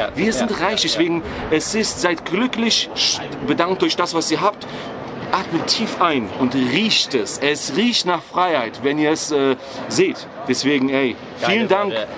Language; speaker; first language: German; early bilingual, other home language; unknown